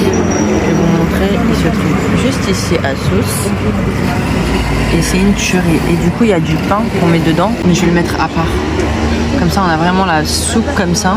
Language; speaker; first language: French; native; French